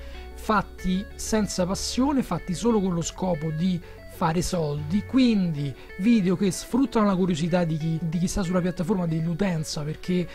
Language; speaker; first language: Italian; native; Italian